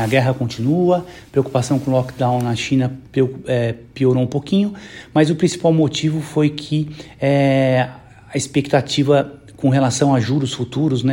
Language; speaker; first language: Portuguese; native; Portuguese